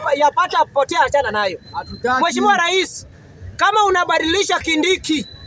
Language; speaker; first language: Swahili; non-native, local second language; Luo (Kenya and Tanzania)